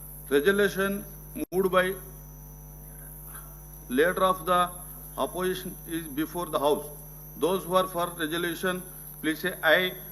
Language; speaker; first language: English; non-native, local second language; Telugu